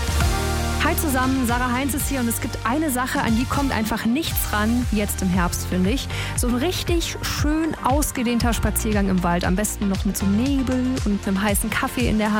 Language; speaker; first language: German; native; German